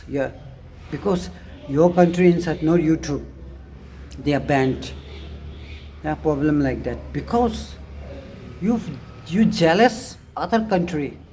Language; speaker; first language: English; non-native, learner; Tibetan